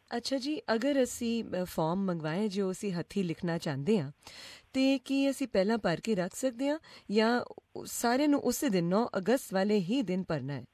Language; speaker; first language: Punjabi; native; Punjabi